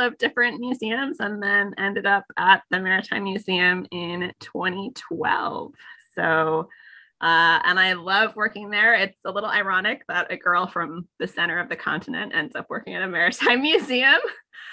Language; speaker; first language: English; native; English